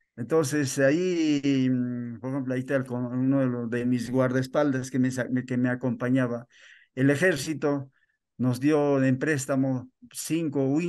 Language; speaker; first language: Spanish; native; Spanish